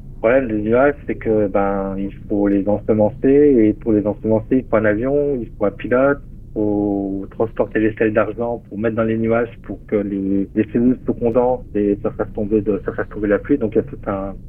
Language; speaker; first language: French; native; French